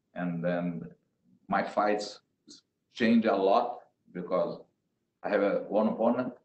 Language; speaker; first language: English; non-native, learner; Portuguese